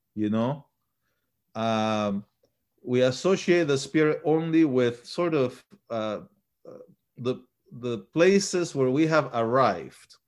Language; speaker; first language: English; early bilingual, other home language; Spanish